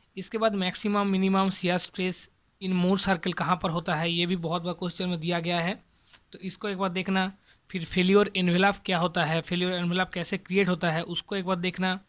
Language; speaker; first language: Hindi; non-native, local second language; Bangla